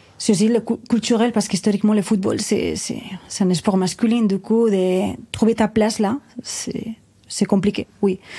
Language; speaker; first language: French; non-native, fluent; Spanish